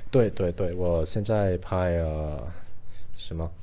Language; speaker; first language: Chinese; non-native, learner; Thai